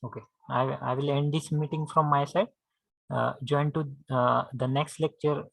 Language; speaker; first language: English; non-native, local second language; Marathi